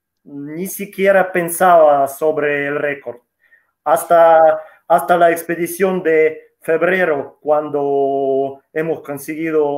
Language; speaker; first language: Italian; non-native, learner; Russian